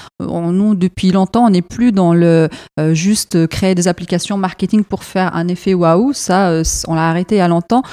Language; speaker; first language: French; non-native, fluent; Arabic